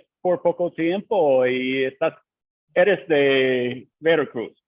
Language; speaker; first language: Spanish; non-native, learner; English